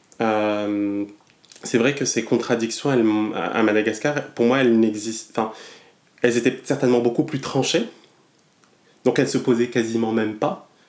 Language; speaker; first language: French; non-native, local second language; Malagasy